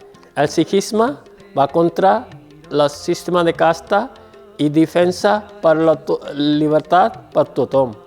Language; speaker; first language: Catalan; non-native, learner; Punjabi